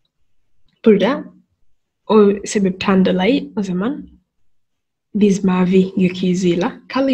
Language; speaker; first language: Turkish; non-native, learner; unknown